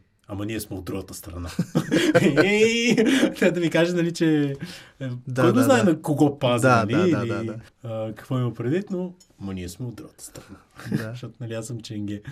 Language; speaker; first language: Bulgarian; native; Bulgarian